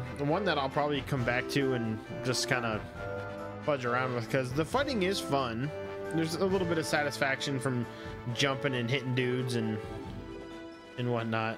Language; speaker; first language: English; native; English